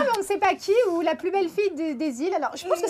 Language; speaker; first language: French; native; French